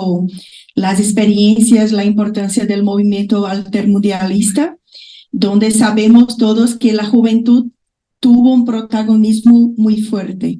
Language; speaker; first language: Spanish; non-native, fluent; Portuguese